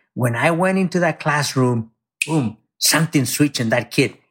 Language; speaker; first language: English; early bilingual, other home language; Spanish